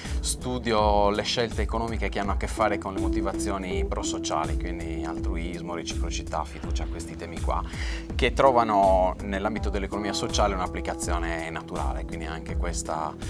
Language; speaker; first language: Italian; native; Italian